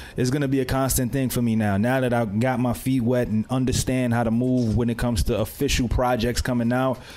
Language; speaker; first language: English; native; English